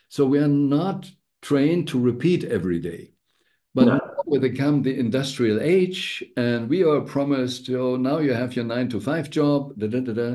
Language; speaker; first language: English; non-native, fluent; German